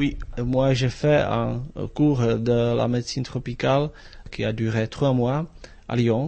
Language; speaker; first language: French; non-native, fluent; Czech